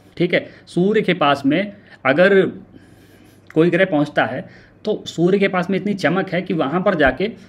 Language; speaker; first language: Hindi; native; Hindi